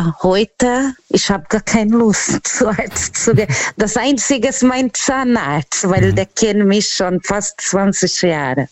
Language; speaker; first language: German; non-native, learner; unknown